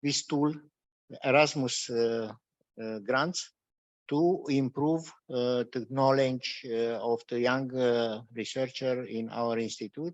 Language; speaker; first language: English; non-native, fluent; Romanian